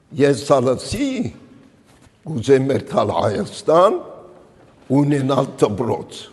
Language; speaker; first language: Armenian; early bilingual, heritage; Armenian